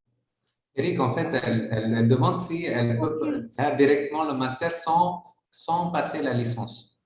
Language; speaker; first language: French; non-native, fluent; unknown